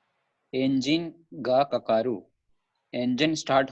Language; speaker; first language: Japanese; non-native, learner; Hindi